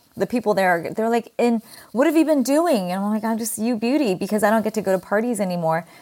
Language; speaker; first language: English; native; English